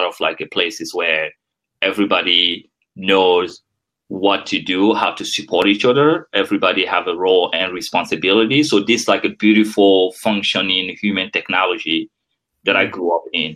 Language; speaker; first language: English; non-native, fluent; French